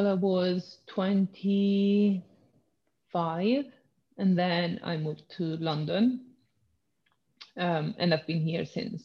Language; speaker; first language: English; non-native, fluent; Italian